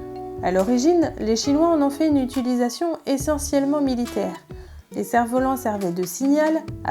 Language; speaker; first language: French; native; French